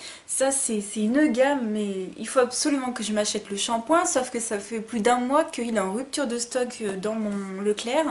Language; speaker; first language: French; native; French